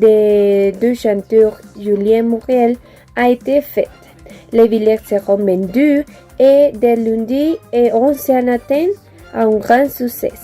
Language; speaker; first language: French; non-native, learner; Spanish